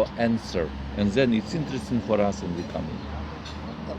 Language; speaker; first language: English; non-native, learner; Russian